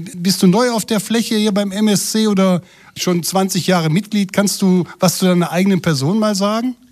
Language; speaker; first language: German; native; German